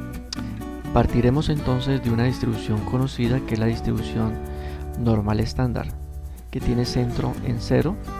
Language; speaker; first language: Spanish; native; Spanish